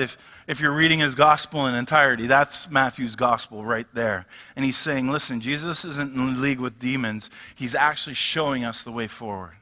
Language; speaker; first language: English; native; English